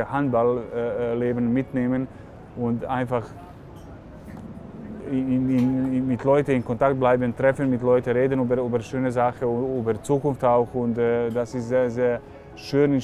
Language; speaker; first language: German; non-native, fluent; Serbian